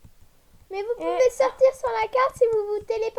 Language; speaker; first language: French; native; French